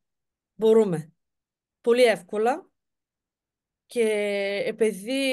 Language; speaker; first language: Greek; non-native, fluent; Bulgarian